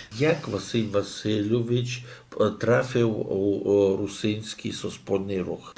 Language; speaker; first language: Ukrainian; native; Ukrainian